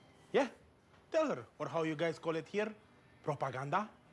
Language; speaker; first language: English; non-native, learner; Romanian